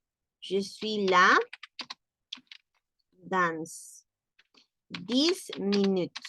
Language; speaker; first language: French; non-native, learner; Spanish